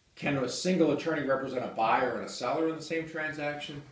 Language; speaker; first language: English; native; English